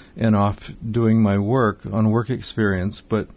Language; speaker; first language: English; native; English